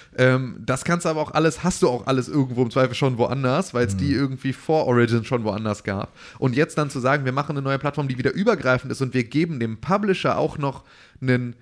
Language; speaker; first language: German; native; German